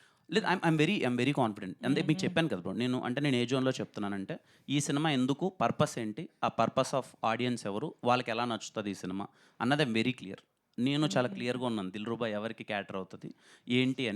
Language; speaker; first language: Telugu; native; Telugu